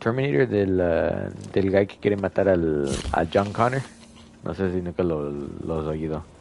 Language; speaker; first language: Spanish; early bilingual, heritage; Spanish